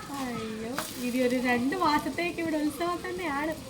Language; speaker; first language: Malayalam; native; Malayalam